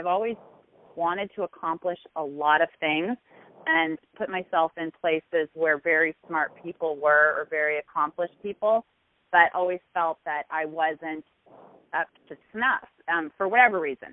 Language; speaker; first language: English; native; English